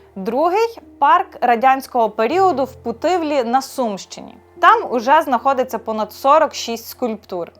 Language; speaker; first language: Ukrainian; native; Ukrainian